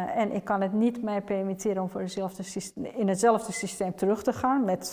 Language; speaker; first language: Dutch; non-native, fluent; Persian